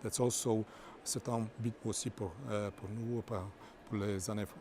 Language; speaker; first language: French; non-native, fluent; Czech